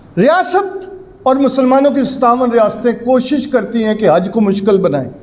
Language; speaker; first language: Urdu; non-native, local second language; Punjabi